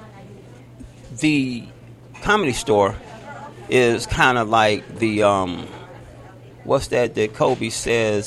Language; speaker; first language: English; native; English